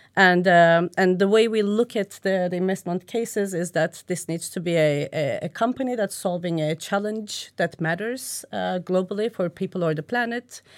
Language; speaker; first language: English; non-native, fluent; Turkish